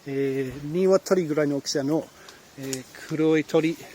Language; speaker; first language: Japanese; non-native, fluent; English